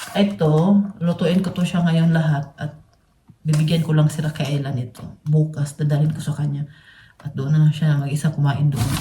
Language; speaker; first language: Filipino; non-native, local second language; Cebuano